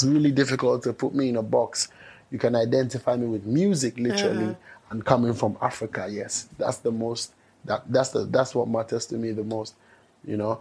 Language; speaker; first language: English; non-native, local second language; Ewe